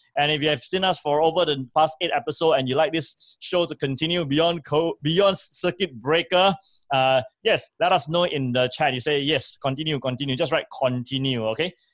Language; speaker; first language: English; native; English